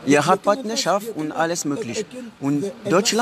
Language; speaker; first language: German; non-native, fluent; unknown